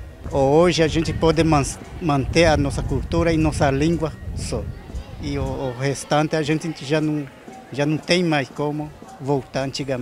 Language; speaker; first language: Portuguese; non-native, local second language; Guarani